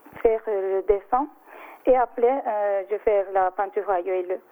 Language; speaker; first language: French; non-native, learner; Japanese